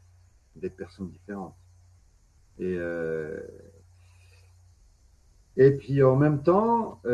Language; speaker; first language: French; non-native, fluent; Spanish